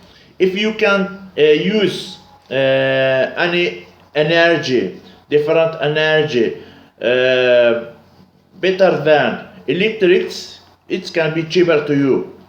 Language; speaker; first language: English; non-native, learner; Arabic